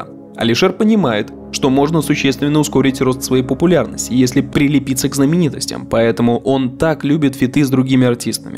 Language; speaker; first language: Russian; native; Russian